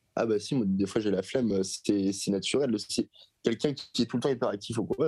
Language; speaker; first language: French; native; French